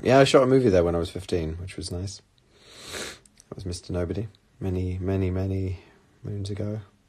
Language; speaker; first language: English; native; English